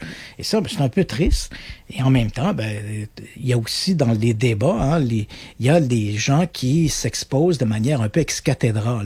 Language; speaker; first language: French; native; French